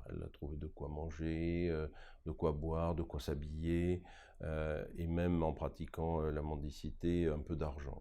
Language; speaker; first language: French; native; French